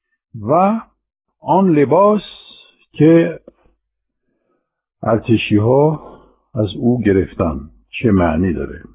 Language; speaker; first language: Persian; non-native, fluent; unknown